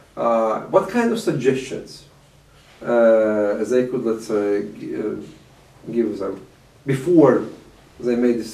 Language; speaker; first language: English; non-native, fluent; Latvian